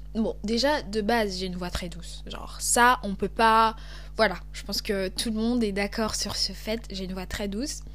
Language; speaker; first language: French; native; French